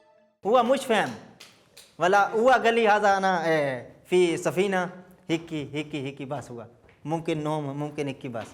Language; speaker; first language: Arabic; non-native, learner; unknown